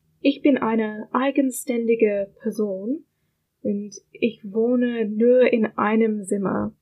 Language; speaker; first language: German; non-native, learner; English